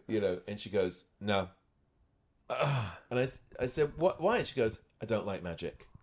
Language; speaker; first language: English; native; English